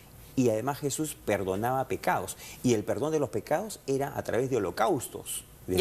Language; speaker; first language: Spanish; native; Spanish